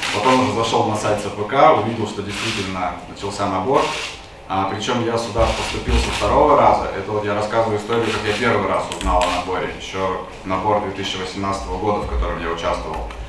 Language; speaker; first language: Russian; native; Russian